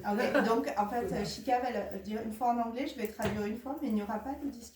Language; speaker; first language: French; native; French